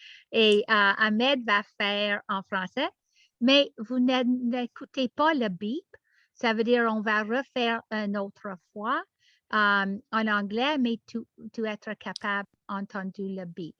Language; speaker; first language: French; non-native, learner; English